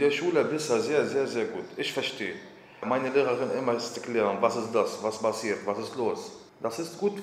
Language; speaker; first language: German; non-native, learner; Arabic